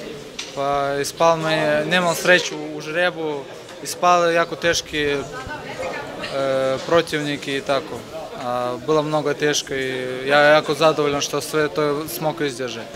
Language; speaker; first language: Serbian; non-native, learner; Russian